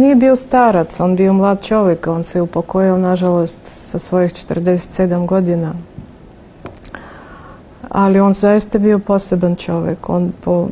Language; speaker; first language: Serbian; non-native, fluent; Russian